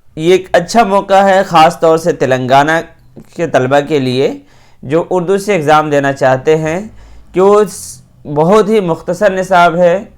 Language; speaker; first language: Urdu; native; Urdu